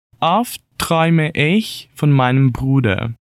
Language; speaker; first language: German; non-native, fluent; Portuguese